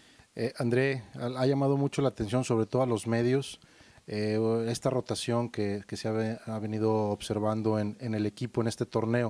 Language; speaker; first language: Spanish; native; Spanish